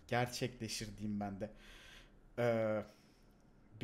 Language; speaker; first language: Turkish; native; Turkish